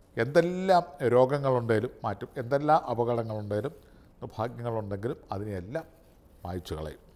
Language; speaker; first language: Malayalam; native; Malayalam